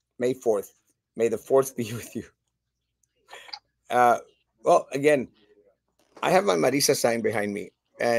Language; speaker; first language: English; early bilingual, other home language; Spanish